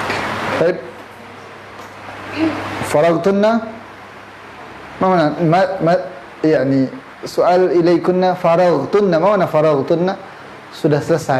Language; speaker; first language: Arabic; non-native, fluent; Indonesian